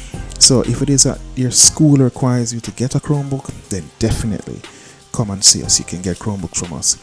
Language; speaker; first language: English; native; English